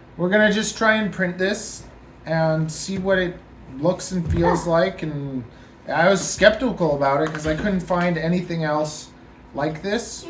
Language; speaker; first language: English; native; English